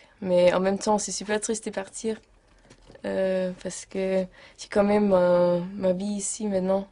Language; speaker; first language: French; non-native, fluent; Danish